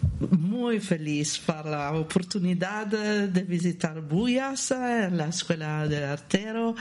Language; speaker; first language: Spanish; non-native, learner; Italian